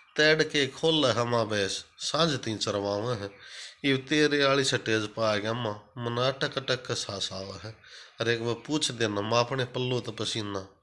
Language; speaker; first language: Hindi; native; Hindi